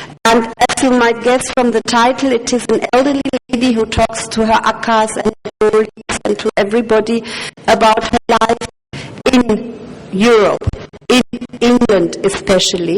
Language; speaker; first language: English; non-native, fluent; German